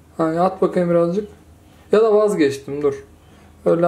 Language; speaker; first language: Turkish; native; Turkish